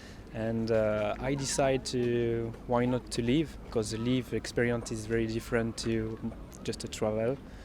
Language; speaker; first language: English; non-native, learner; French